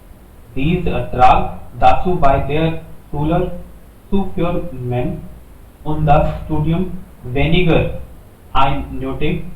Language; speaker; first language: German; non-native, learner; Hindi